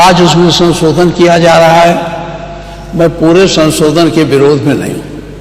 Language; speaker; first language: Hindi; native; Hindi